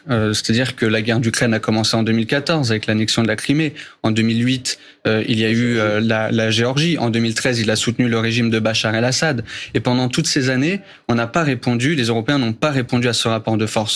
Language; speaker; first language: French; native; French